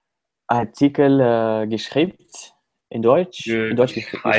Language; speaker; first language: German; non-native, learner; Russian